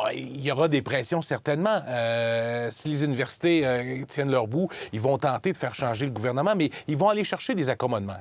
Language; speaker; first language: French; native; French